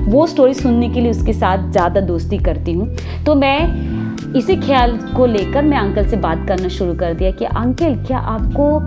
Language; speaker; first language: Hindi; non-native, local second language; Marathi